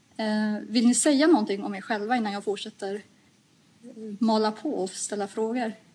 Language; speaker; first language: Swedish; early bilingual, other home language; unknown